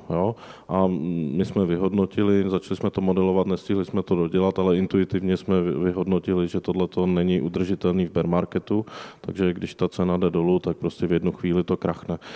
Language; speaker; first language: Czech; native; Czech